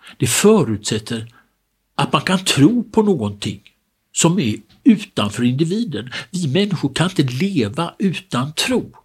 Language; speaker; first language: Swedish; native; Swedish